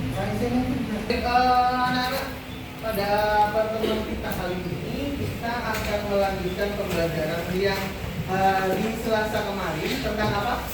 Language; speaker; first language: Indonesian; non-native, local second language; Javanese